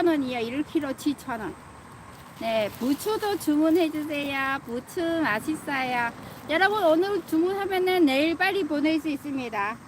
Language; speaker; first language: Korean; non-native, fluent; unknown